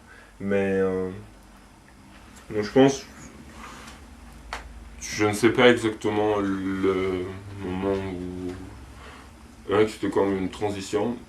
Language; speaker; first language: French; non-native, local second language; Arabic